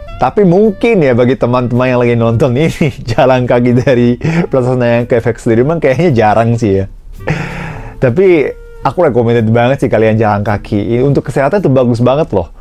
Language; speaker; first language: Indonesian; non-native, fluent; Japanese